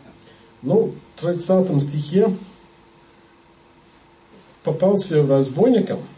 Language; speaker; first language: Russian; non-native, learner; English